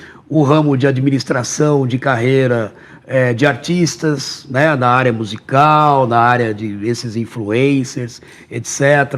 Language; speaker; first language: Portuguese; native; Portuguese